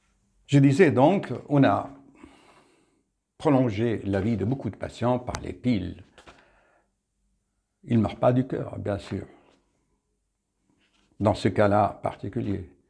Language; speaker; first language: French; native; French